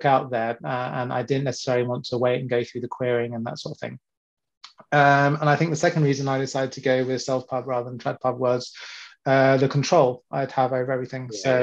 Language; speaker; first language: English; native; English